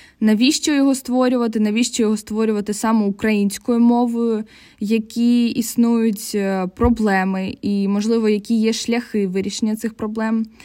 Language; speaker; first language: Ukrainian; non-native, local second language; Russian